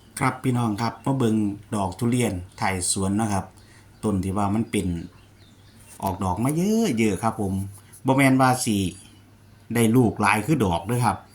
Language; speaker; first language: Thai; non-native, local second language; Lao